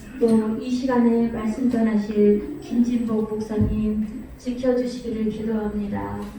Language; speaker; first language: Korean; native; Korean